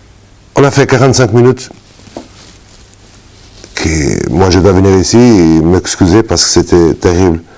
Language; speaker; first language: French; non-native, fluent; Portuguese